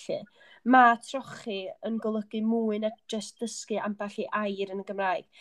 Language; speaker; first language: Welsh; native; Welsh